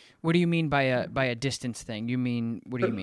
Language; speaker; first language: English; native; English